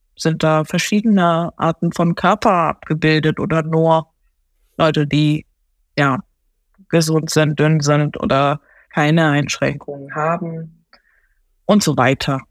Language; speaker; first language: German; early bilingual, other home language; Japanese